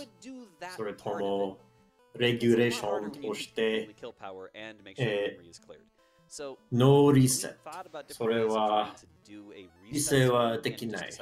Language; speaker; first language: Japanese; non-native, learner; English